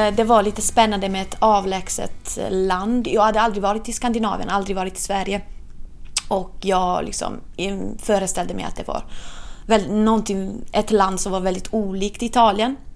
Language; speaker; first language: Swedish; non-native, fluent; Italian